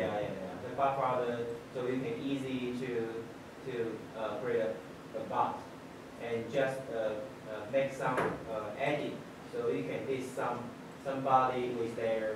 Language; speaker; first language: English; non-native, fluent; Chinese